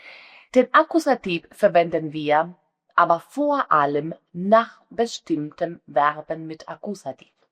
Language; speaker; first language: German; non-native, fluent; Spanish